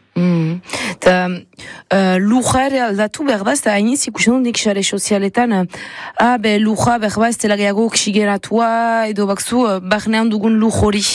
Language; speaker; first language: Basque; native; Basque